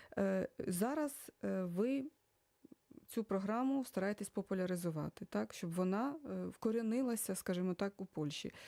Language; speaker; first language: Ukrainian; native; Ukrainian